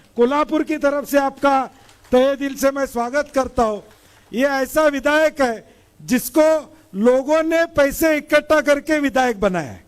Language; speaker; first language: Hindi; non-native, local second language; Marathi